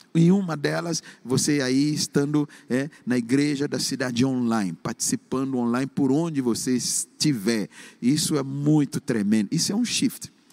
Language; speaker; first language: Portuguese; non-native, fluent; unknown